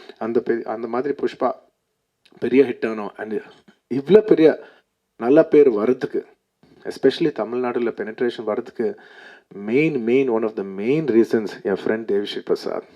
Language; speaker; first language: Tamil; non-native, local second language; Telugu